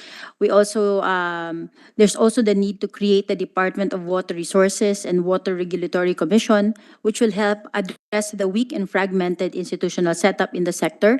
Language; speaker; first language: English; non-native, local second language; Filipino